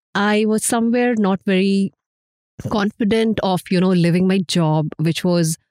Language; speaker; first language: English; non-native, local second language; Hindi